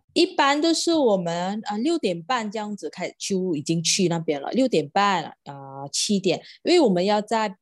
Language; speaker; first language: Chinese; non-native, local second language; Malay